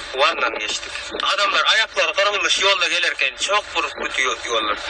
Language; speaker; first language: Turkish; non-native, learner; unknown